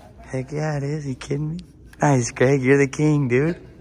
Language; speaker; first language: English; native; English